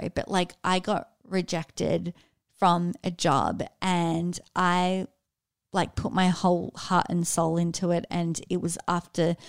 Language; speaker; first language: English; native; English